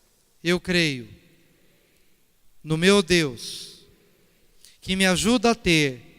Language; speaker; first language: Portuguese; native; Portuguese